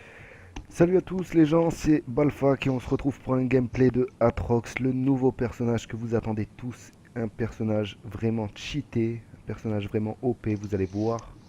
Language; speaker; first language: French; native; French